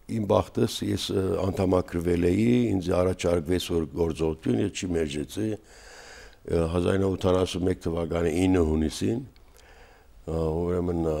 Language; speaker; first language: Armenian; native; Armenian